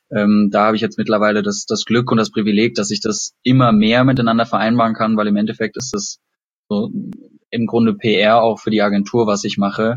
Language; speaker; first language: German; native; German